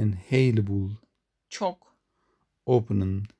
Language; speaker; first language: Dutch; non-native, learner; Turkish